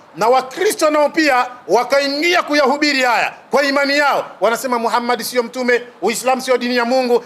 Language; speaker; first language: Swahili; native; Swahili